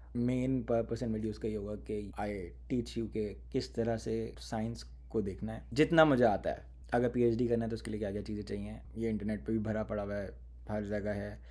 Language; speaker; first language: Urdu; native; Urdu